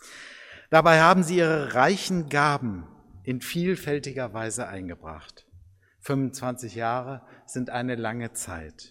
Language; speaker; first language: German; native; German